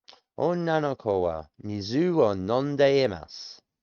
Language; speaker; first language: Japanese; non-native, learner; English